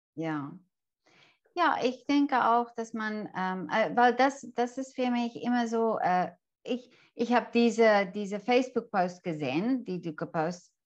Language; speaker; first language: German; non-native, fluent; English